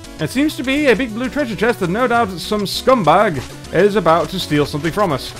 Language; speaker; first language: English; native; English